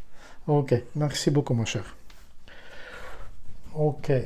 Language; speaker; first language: French; non-native, learner; Ukrainian